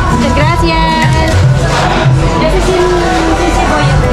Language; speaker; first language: Spanish; non-native, learner; Filipino